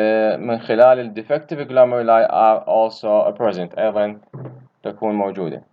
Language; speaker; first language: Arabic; native; Arabic